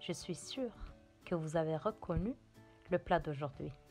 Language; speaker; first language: French; non-native, local second language; Arabic